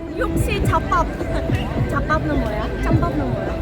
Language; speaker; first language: Korean; non-native, fluent; Vietnamese